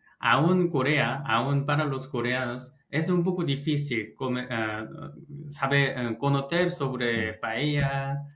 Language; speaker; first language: Spanish; non-native, learner; Korean